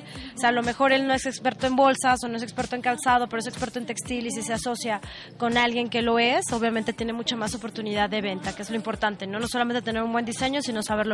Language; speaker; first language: Spanish; native; Spanish